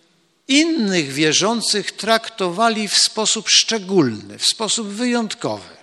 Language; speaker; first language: Polish; native; Polish